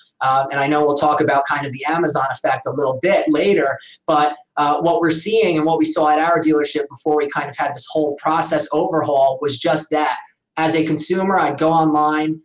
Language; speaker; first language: English; native; English